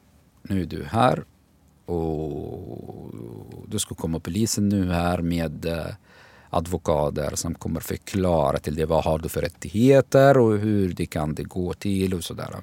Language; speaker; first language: Swedish; non-native, fluent; Arabic